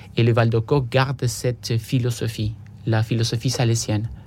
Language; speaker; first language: French; non-native, fluent; Spanish